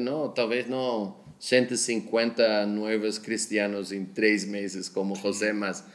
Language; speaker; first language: Spanish; non-native, learner; Dutch